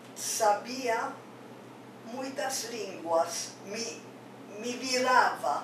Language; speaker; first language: Portuguese; non-native, fluent; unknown